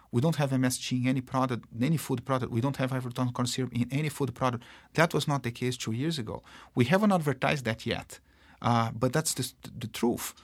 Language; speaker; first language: English; non-native, fluent; Portuguese